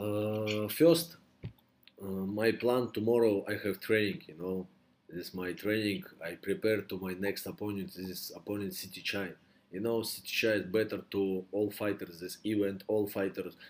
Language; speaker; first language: English; non-native, learner; Russian